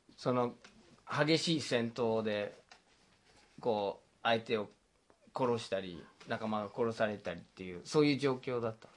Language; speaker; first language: Japanese; non-native, fluent; English